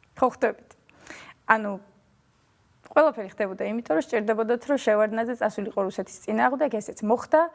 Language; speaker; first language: Georgian; early bilingual, heritage; Georgian